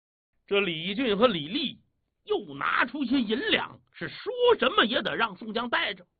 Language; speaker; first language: Chinese; native; Chinese